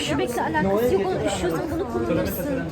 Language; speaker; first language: Turkish; native; Turkish